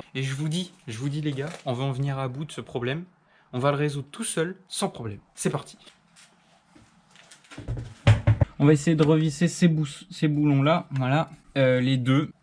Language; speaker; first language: French; native; French